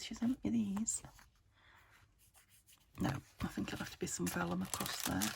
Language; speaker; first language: English; native; English